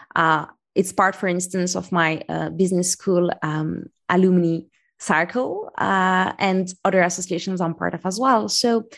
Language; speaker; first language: English; non-native, fluent; Arabic